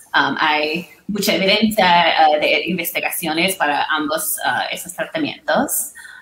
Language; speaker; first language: Spanish; non-native, fluent; English